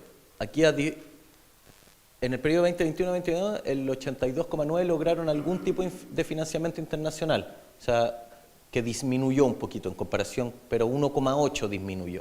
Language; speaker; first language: Spanish; native; Spanish